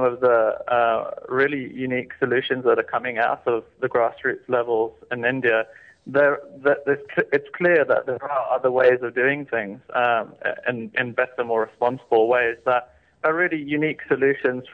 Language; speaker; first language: English; native; English